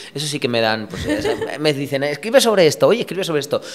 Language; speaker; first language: Spanish; early bilingual, other home language; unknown